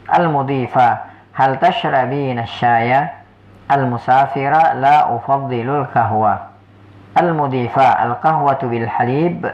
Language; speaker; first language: Arabic; non-native, fluent; Indonesian